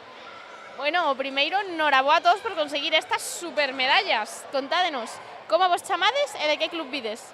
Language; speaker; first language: Galician; native; Galician